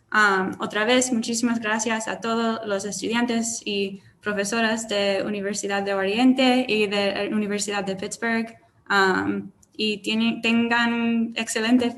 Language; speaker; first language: Spanish; non-native, learner; English